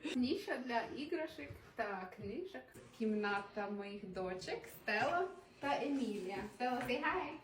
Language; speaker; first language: Ukrainian; non-native, learner; English